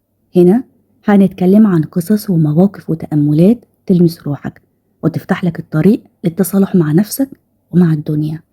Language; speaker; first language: Arabic; native; Arabic